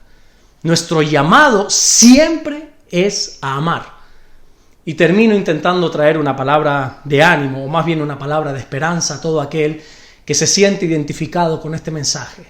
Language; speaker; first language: Spanish; native; Spanish